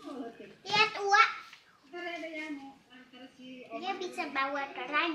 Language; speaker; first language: Indonesian; early bilingual, heritage; Indonesian